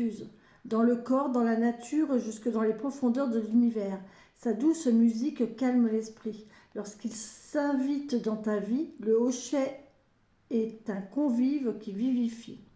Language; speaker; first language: French; native; French